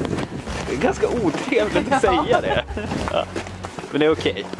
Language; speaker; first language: Swedish; native; Swedish